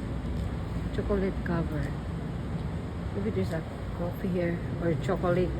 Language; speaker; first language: English; non-native, local second language; Cebuano